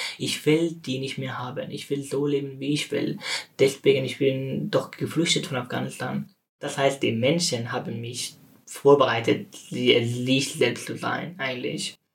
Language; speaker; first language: German; non-native, learner; Persian